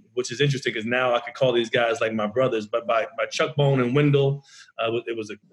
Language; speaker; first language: English; native; English